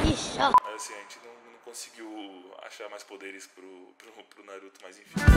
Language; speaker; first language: Portuguese; native; Portuguese